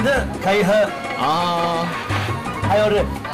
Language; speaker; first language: Chinese; non-native, learner; Persian